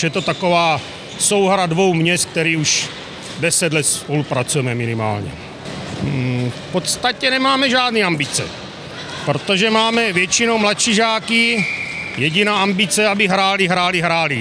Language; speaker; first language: Czech; native; Czech